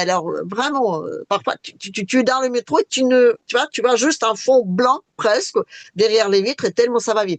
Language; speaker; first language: French; non-native, fluent; Russian